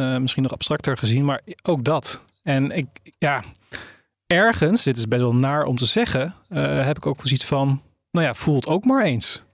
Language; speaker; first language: Dutch; early bilingual, other home language; Turkish